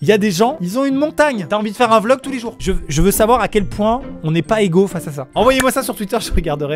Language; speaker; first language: French; native; French